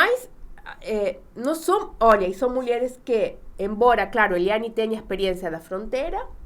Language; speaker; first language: Portuguese; non-native, fluent; Spanish